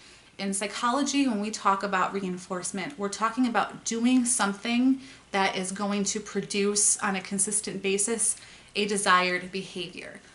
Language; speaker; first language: English; native; English